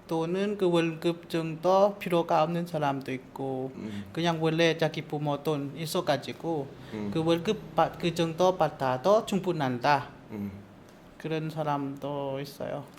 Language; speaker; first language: Korean; non-native, learner; Lao